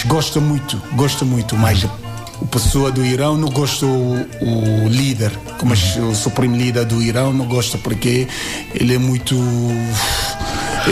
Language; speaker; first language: Portuguese; non-native, learner; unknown